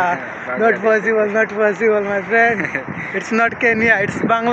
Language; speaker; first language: English; non-native, learner; Bangla